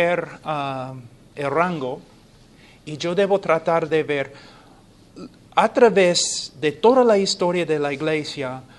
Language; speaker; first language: Spanish; non-native, fluent; English